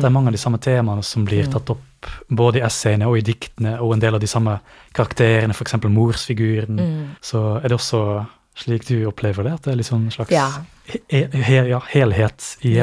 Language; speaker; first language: Norwegian; native; Norwegian